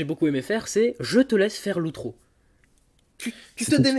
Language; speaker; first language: French; native; French